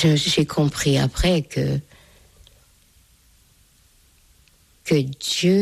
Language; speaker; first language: French; non-native, fluent; Hungarian